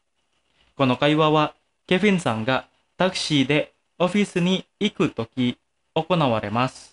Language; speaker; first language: Japanese; non-native, fluent; Indonesian